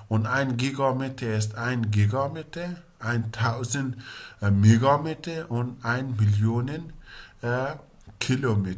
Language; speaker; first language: German; non-native, learner; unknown